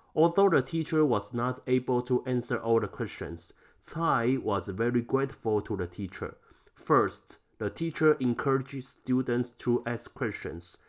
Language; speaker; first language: English; non-native, fluent; Chinese